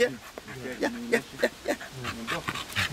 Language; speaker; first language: Dutch; non-native, learner; Persian